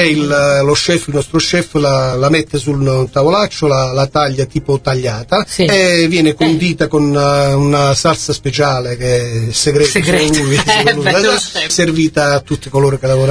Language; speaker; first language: Italian; native; Italian